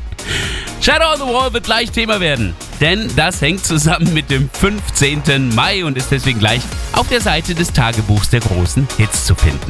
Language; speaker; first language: German; native; German